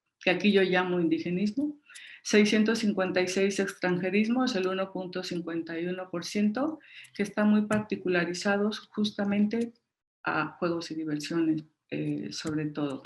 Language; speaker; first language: Spanish; native; Spanish